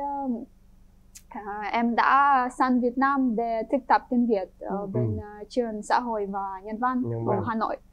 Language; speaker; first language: Vietnamese; non-native, fluent; Ukrainian